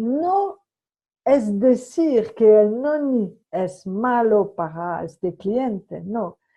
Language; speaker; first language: Spanish; non-native, fluent; French